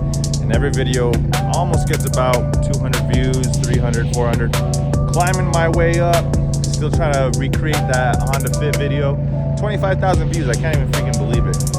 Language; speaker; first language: English; native; English